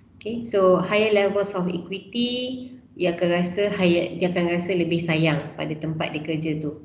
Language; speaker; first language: Malay; native; Malay